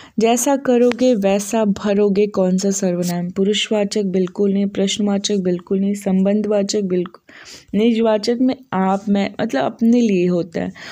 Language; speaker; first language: Hindi; native; Hindi